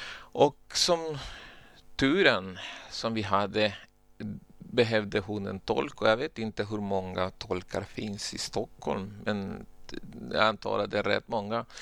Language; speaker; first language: Swedish; non-native, fluent; Spanish